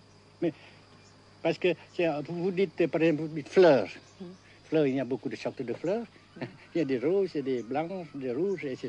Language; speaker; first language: French; non-native, fluent; Vietnamese